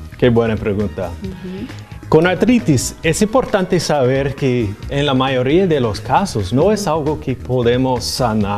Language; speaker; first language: Spanish; non-native, fluent; English